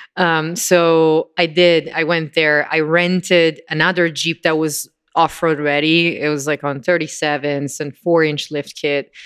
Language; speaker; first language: English; non-native, fluent; Italian